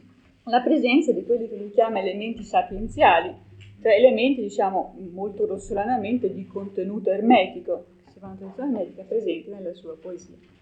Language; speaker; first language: Italian; native; Italian